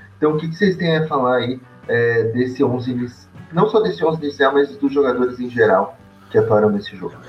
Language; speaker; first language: Portuguese; native; Portuguese